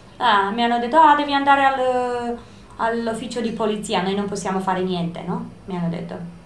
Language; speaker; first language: Italian; non-native, fluent; Romanian